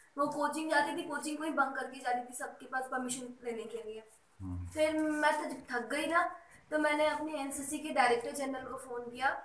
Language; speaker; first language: Hindi; native; Hindi